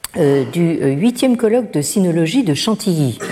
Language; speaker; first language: French; native; French